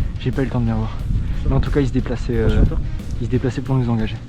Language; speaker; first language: French; native; French